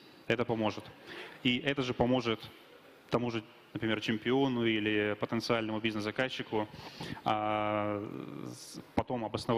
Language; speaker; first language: Russian; native; Russian